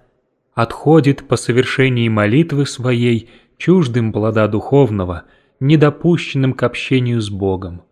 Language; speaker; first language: Russian; native; Russian